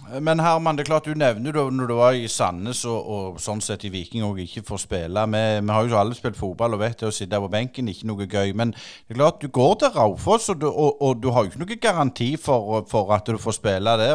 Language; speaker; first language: Norwegian; native; Norwegian